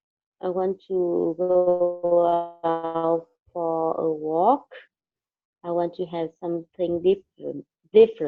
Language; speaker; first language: English; non-native, learner; Vietnamese